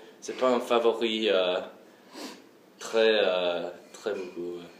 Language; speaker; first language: French; early bilingual, heritage; French